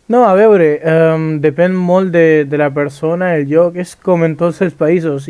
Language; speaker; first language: Catalan; early bilingual, other home language; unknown